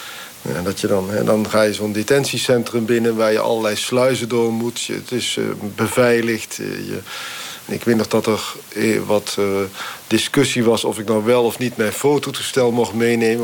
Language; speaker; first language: Dutch; native; Dutch